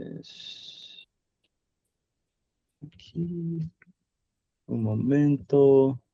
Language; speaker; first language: Spanish; non-native, learner; English